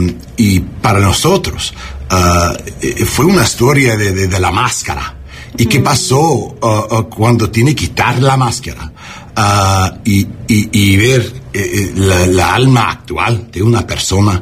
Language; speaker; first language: Spanish; early bilingual, heritage; Spanish